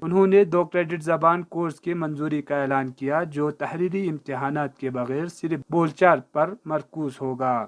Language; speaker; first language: Urdu; non-native, local second language; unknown